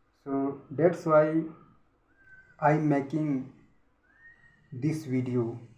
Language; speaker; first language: English; non-native, learner; Hindi